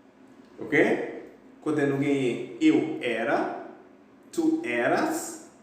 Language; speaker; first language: Portuguese; non-native, fluent; Haitian Creole